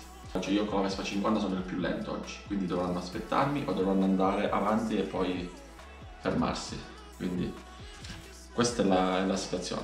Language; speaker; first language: Italian; native; Italian